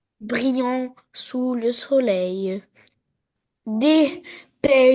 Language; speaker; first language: French; non-native, learner; Arabic